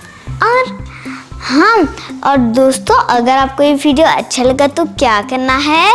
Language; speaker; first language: Hindi; native; Hindi